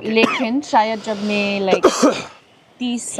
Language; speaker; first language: Hindi; non-native, learner; English